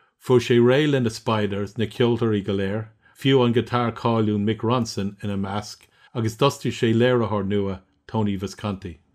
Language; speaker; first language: Irish; non-native, local second language; English